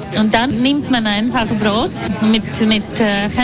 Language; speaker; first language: German; non-native, learner; Latvian